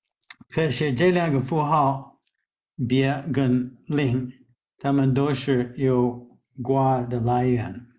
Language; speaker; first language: Chinese; non-native, fluent; English